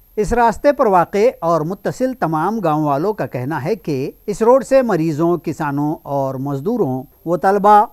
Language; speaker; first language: Hindi; non-native, local second language; Urdu